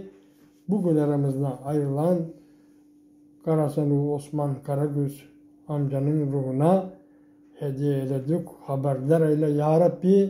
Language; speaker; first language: Turkish; native; Turkish